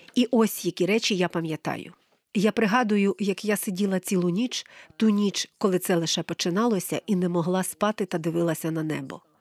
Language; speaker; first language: Ukrainian; non-native, fluent; English